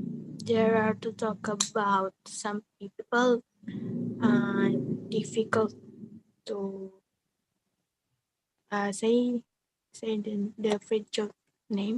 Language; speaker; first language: English; non-native, learner; Indonesian